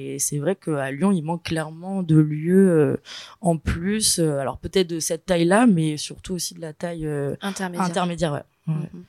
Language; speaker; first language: French; native; French